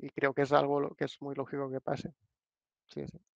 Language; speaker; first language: Spanish; non-native, local second language; Catalan